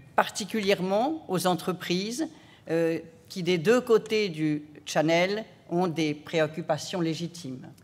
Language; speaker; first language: French; native; French